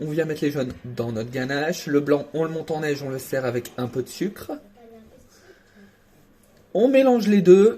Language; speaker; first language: French; native; French